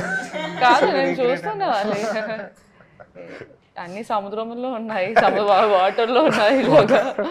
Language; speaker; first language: Telugu; non-native, learner; Malayalam